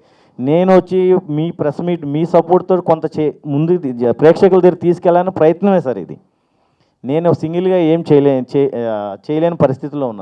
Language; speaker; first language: Telugu; native; Telugu